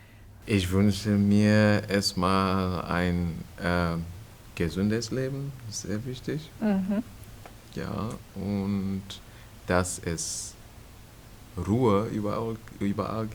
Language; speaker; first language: German; non-native, fluent; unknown